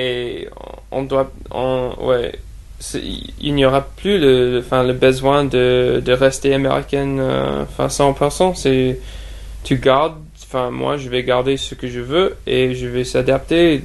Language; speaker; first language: French; non-native, fluent; English